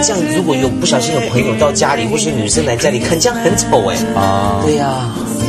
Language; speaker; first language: Chinese; native; Chinese